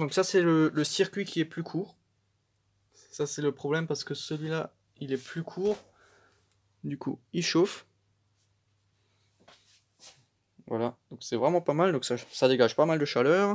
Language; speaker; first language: French; native; French